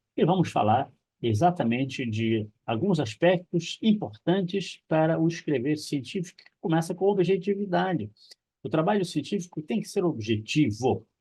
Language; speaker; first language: Portuguese; non-native, local second language; Kabuverdianu